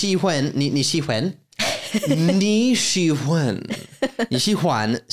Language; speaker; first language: Chinese; non-native, learner; English